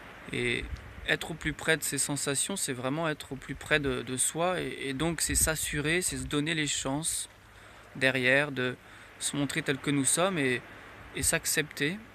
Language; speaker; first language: French; native; French